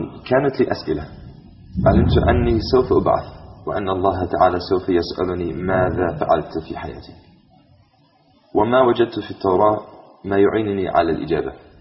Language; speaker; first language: Arabic; non-native, fluent; English